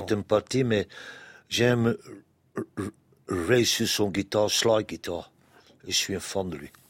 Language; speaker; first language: French; non-native, local second language; Dutch